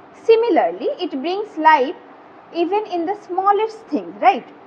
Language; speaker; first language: English; non-native, local second language; Bangla